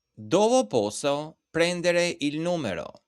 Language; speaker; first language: Italian; non-native, fluent; Albanian